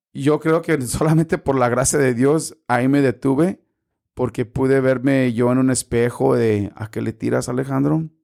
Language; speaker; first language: Spanish; early bilingual, heritage; Spanish